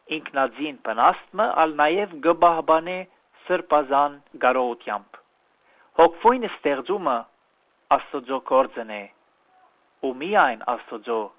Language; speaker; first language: Armenian; early bilingual, heritage; Armenian